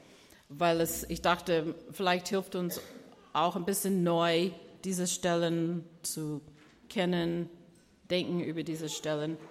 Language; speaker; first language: German; non-native, fluent; English